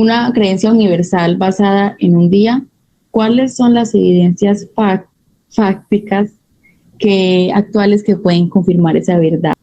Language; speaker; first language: Spanish; native; Spanish